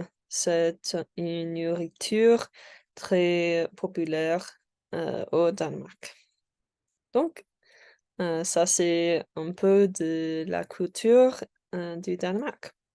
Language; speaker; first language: French; non-native, learner; English